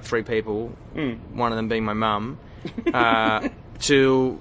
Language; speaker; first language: English; native; English